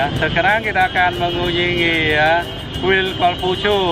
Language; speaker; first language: Indonesian; non-native, learner; Vietnamese